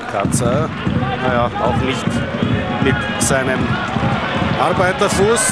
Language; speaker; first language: German; native; German